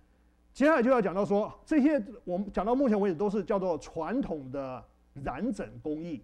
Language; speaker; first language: Chinese; native; Chinese